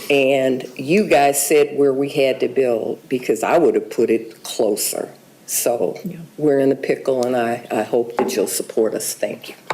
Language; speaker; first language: English; native; English